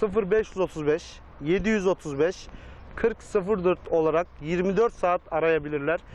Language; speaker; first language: Turkish; native; Turkish